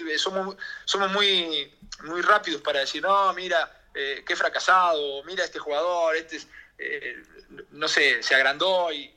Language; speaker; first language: Spanish; native; Spanish